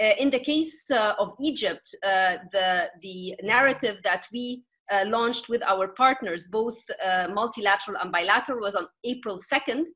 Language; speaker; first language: English; non-native, fluent; Arabic